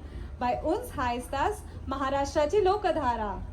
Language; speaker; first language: German; non-native, fluent; Marathi